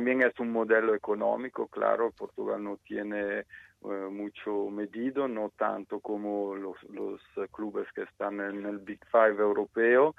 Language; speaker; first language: Spanish; non-native, fluent; Italian